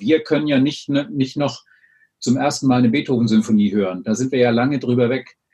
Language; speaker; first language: German; native; German